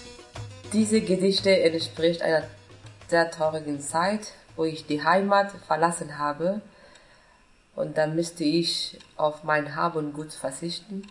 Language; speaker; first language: German; non-native, fluent; Persian